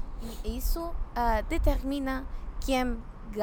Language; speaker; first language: Portuguese; non-native, fluent; Spanish